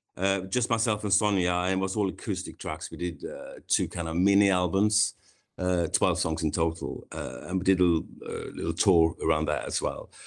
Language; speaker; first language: English; non-native, fluent; Swedish